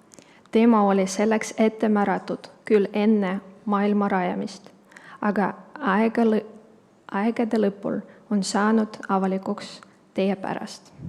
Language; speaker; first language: Estonian; non-native, local second language; Russian